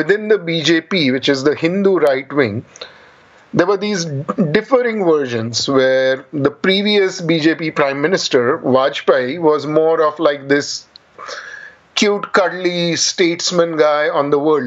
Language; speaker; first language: English; non-native, local second language; Marathi